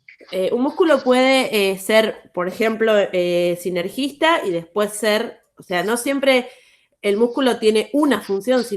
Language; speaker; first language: Spanish; native; Spanish